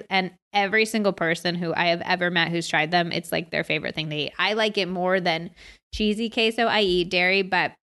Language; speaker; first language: English; native; English